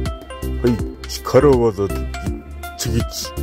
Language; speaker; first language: Japanese; native; Japanese